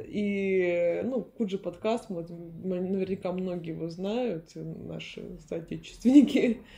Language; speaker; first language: Russian; native; Russian